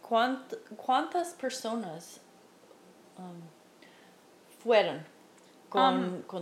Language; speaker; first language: Spanish; non-native, fluent; English